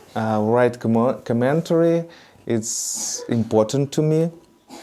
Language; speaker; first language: English; non-native, learner; Russian